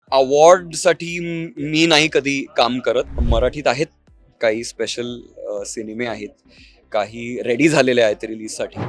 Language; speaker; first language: Marathi; non-native, local second language; Malayalam